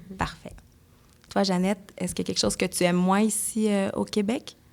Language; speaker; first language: French; native; French